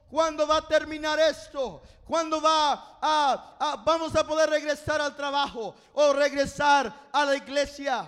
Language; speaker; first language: Spanish; non-native, fluent; English